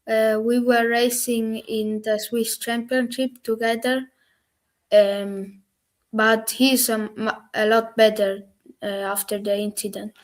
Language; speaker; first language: English; non-native, learner; German